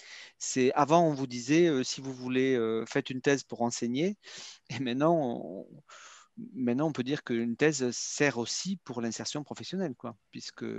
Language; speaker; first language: French; native; French